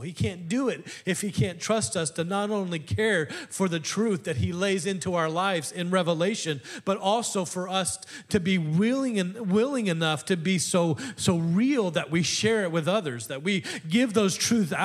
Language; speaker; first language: English; native; English